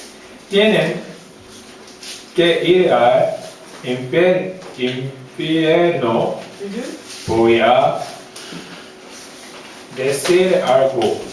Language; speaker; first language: Spanish; non-native, learner; Korean